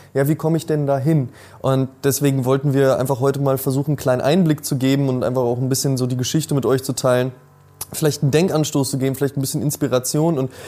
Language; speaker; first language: German; native; German